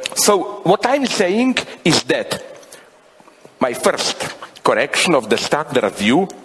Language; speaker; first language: English; non-native, fluent; Slovenian